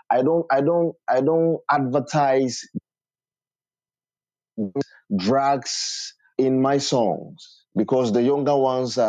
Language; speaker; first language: English; non-native, local second language; Ewe